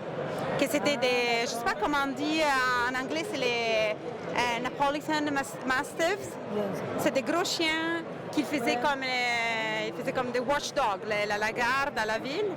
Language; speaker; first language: French; non-native, fluent; Italian